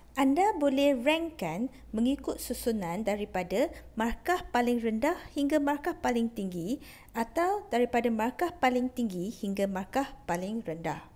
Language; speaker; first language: Malay; non-native, local second language; Chinese